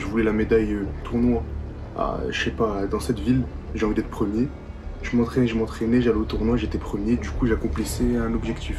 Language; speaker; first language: French; native; French